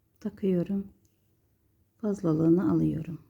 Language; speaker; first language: Turkish; native; Turkish